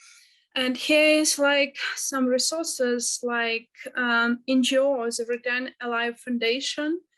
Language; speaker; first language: English; non-native, fluent; Ukrainian